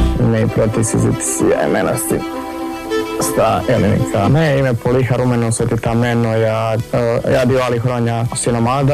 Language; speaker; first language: Greek; non-native, learner; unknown